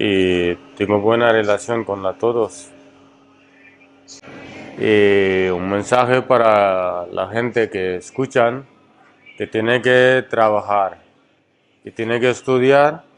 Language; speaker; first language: Spanish; non-native, fluent; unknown